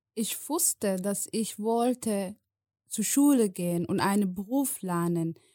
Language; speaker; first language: German; non-native, learner; Somali